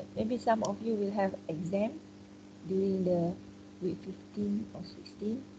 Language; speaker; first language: English; non-native, local second language; Malay